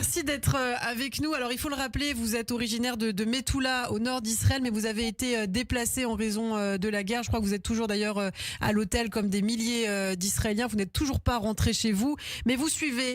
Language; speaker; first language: French; native; French